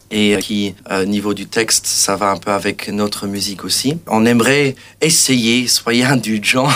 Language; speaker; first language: French; non-native, local second language; Portuguese